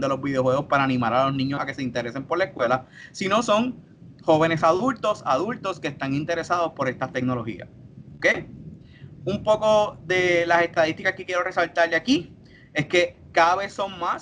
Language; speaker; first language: Spanish; native; Spanish